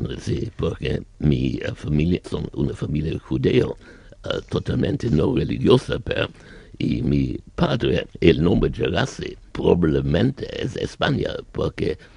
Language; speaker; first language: Spanish; non-native, learner; German